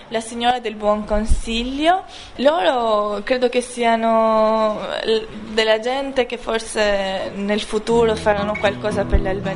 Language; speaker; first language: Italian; non-native, learner; Albanian